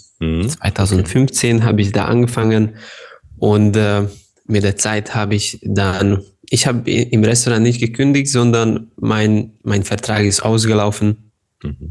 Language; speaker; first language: German; non-native, fluent; Hungarian